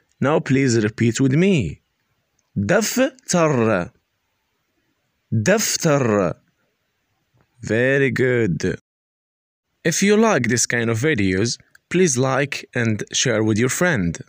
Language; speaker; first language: English; non-native, learner; Arabic